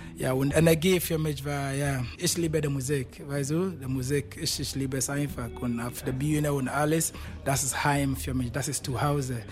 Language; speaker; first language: German; non-native, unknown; Akan